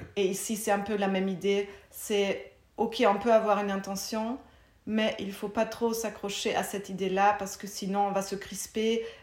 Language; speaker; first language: French; non-native, fluent; German